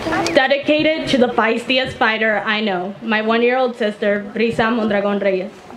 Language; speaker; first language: English; early bilingual, other home language; Spanish